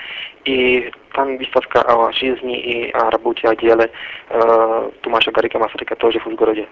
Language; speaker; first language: Russian; non-native, fluent; Czech